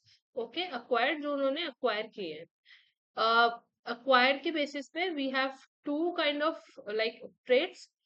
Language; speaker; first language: Hindi; native; Hindi